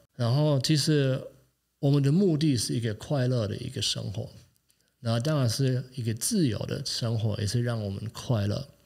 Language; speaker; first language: Chinese; non-native, fluent; German